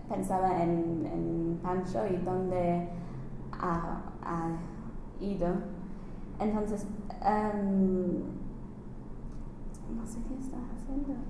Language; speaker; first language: Spanish; non-native, learner; English